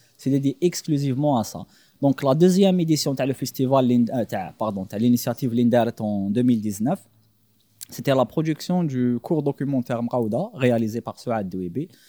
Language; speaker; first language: French; non-native, local second language; Arabic